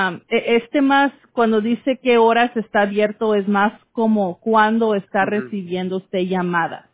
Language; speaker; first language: Spanish; early bilingual, heritage; Spanish